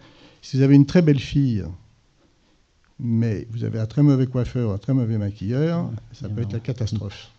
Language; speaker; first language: French; native; French